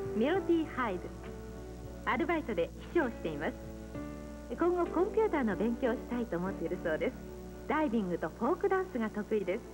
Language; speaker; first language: Japanese; native; Japanese